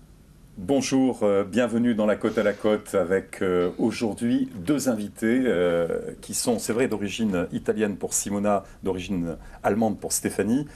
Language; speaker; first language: French; native; French